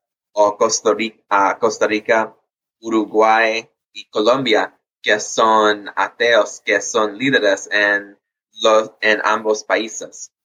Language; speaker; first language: Spanish; early bilingual, heritage; English